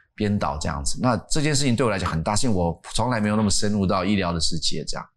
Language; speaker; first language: Chinese; native; Chinese